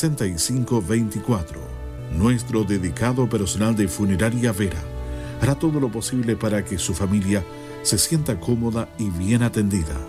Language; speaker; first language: Spanish; native; Spanish